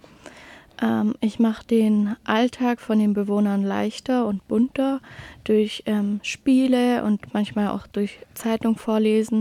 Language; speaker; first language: German; native; German